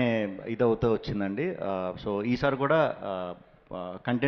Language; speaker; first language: Telugu; native; Telugu